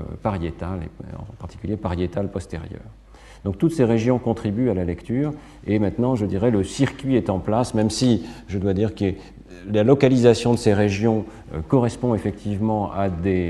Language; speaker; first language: French; native; French